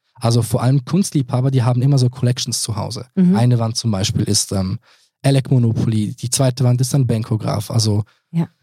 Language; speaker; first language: German; early bilingual, other home language; Serbian